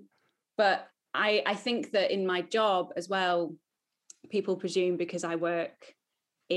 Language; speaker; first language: English; native; English